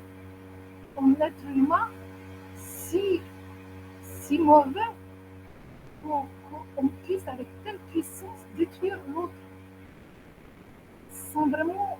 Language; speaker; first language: French; non-native, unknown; Ukrainian